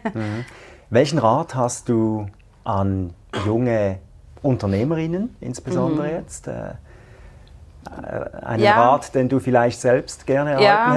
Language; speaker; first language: German; native; German